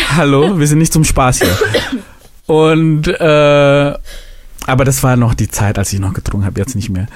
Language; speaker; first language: German; non-native, fluent; Indonesian